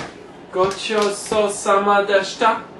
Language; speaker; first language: Japanese; non-native, learner; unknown